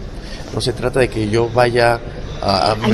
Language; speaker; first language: Spanish; native; Spanish